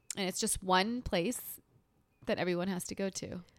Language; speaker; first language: English; early bilingual, other home language; Hindi